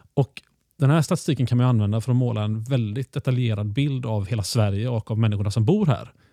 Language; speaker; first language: Swedish; native; Swedish